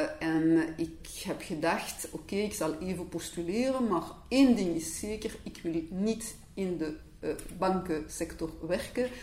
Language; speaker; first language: Dutch; non-native, local second language; French